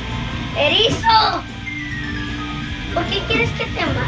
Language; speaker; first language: Spanish; native; Spanish